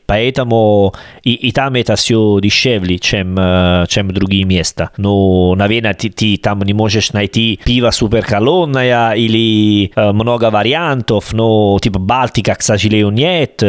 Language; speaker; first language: Russian; non-native, learner; Italian